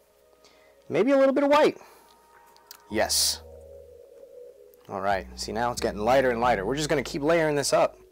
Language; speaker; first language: English; native; English